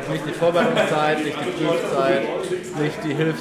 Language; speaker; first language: German; native; German